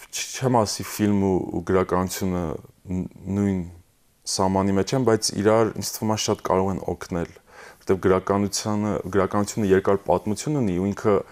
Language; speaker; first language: Armenian; early bilingual, heritage; Armenian